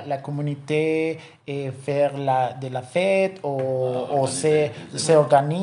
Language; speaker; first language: French; non-native, learner; Spanish